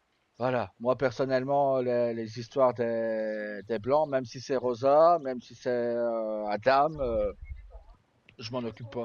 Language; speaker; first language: French; native; French